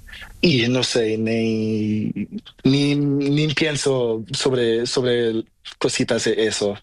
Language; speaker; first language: Spanish; non-native, learner; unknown